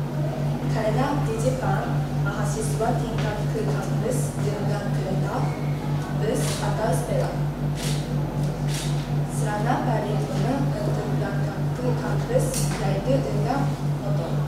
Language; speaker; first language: Indonesian; non-native, learner; Japanese